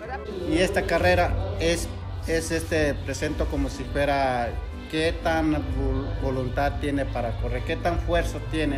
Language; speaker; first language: Spanish; non-native, local second language; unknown